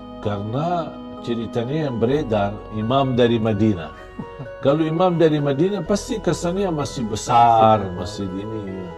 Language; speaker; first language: Indonesian; non-native, fluent; Arabic